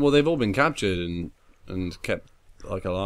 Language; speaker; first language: English; native; English